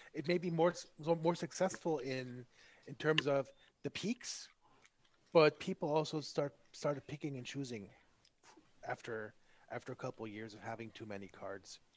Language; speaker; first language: English; non-native, fluent; German